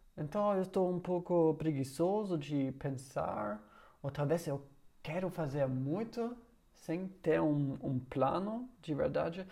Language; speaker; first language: Portuguese; non-native, learner; German